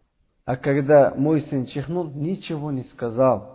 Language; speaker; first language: Russian; non-native, local second language; Uzbek